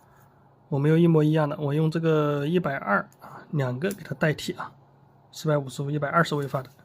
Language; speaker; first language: Chinese; native; Chinese